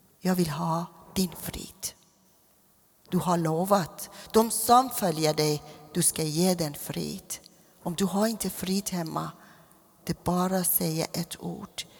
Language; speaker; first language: Swedish; non-native, fluent; Persian